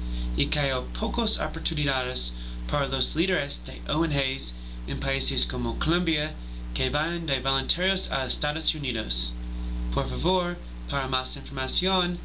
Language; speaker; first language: Spanish; non-native, fluent; English